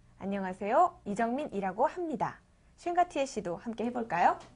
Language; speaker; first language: Korean; native; Korean